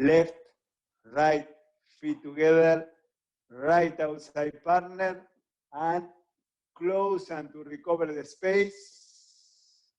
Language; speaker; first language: English; non-native, fluent; Spanish